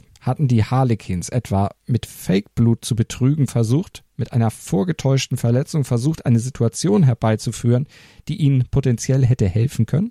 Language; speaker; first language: German; native; German